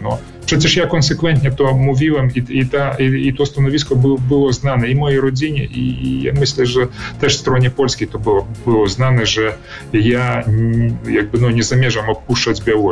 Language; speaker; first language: Polish; early bilingual, heritage; Polish